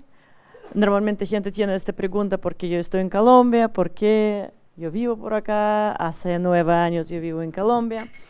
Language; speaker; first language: Spanish; non-native, learner; Russian